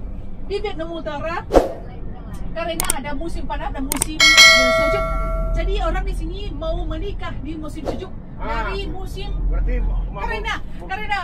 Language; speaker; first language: Indonesian; non-native, fluent; Vietnamese